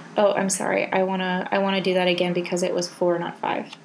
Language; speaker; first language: English; native; English